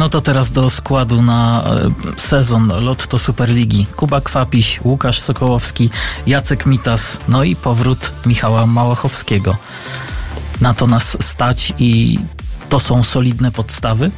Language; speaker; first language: Polish; native; Polish